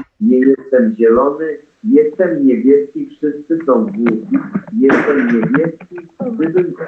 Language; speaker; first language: Polish; non-native, learner; English